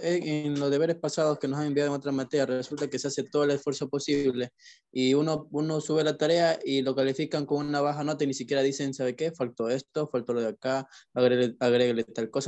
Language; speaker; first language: Spanish; native; Spanish